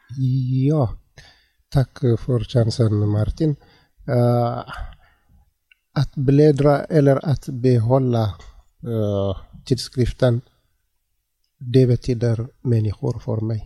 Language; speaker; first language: Swedish; non-native, learner; Tigrinya